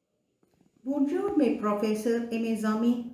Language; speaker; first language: French; non-native, fluent; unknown